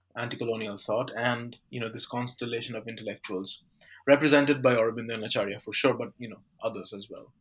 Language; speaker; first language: English; non-native, local second language; Bangla